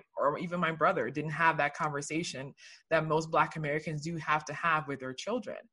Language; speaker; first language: English; early bilingual, other home language; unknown